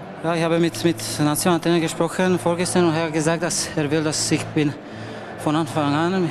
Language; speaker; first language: German; non-native, learner; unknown